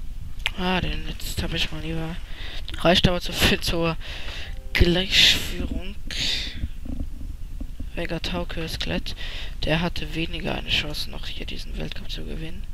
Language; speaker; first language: German; native; German